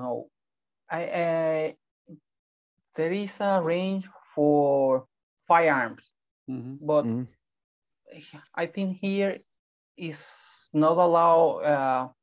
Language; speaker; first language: English; non-native, fluent; Spanish